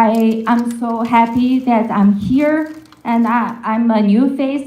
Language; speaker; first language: English; non-native, fluent; Chinese